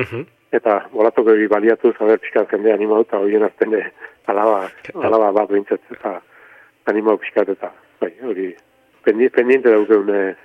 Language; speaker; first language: Basque; native; Basque